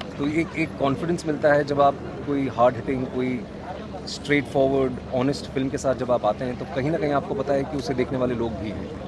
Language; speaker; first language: Hindi; native; Hindi